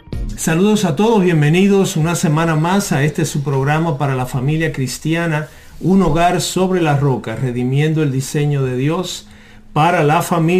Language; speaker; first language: Spanish; native; Spanish